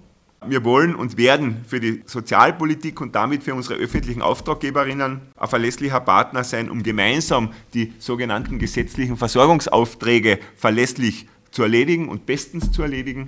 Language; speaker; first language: German; native; German